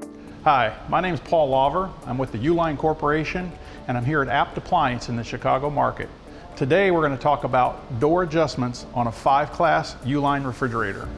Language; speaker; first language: English; native; English